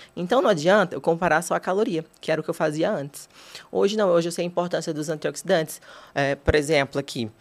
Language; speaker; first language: Portuguese; native; Portuguese